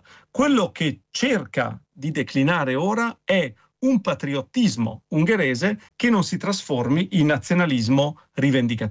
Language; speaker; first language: Italian; native; Italian